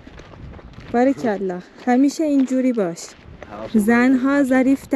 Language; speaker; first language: Persian; non-native, fluent; Turkish